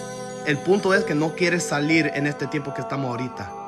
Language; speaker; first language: Spanish; early bilingual, heritage; Spanish